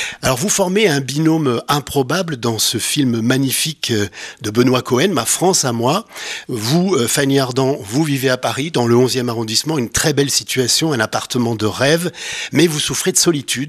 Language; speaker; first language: French; native; French